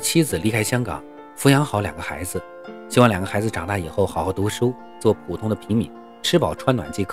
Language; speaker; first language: Chinese; native; Chinese